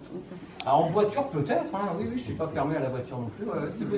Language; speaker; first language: French; native; French